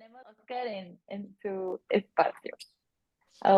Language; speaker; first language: Spanish; non-native, learner; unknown